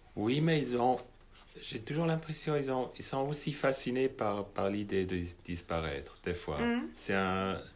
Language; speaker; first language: French; non-native, fluent; German